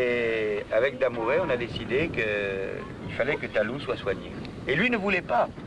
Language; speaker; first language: French; native; French